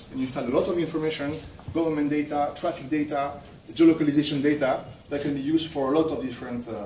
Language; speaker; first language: English; non-native, fluent; French